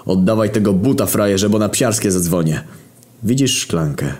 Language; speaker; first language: Polish; native; Polish